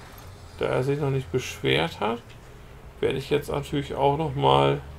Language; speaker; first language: German; native; German